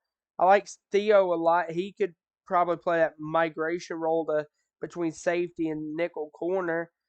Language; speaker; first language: English; native; English